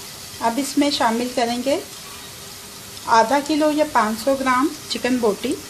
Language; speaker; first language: Urdu; native; Urdu